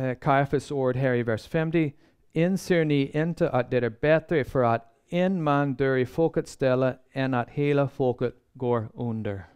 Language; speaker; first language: Swedish; non-native, fluent; English